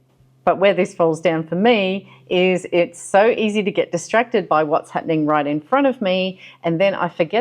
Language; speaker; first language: English; native; English